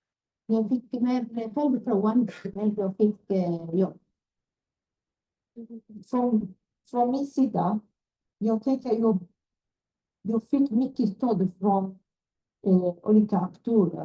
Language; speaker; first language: Swedish; non-native, learner; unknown